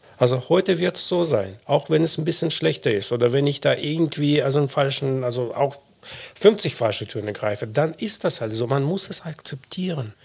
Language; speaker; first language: German; non-native, fluent; Russian